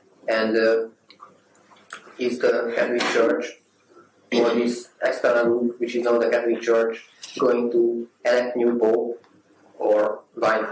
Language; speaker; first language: English; non-native, fluent; Hungarian